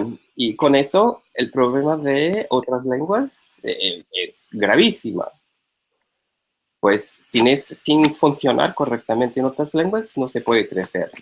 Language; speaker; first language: Spanish; non-native, fluent; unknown